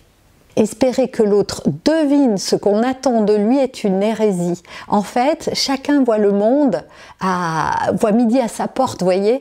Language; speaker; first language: French; native; French